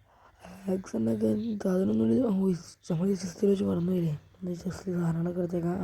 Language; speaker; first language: Malayalam; native; Malayalam